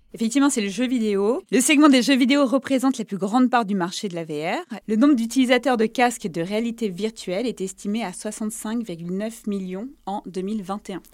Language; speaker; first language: French; native; French